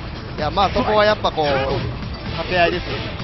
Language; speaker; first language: Japanese; native; Japanese